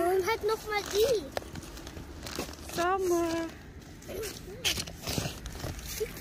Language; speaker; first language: German; early bilingual, other home language; Indonesian